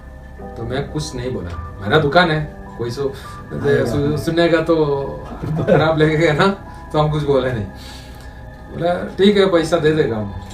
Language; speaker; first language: Hindi; non-native, local second language; Malayalam